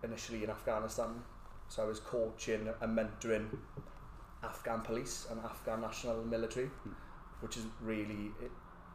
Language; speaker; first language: English; native; English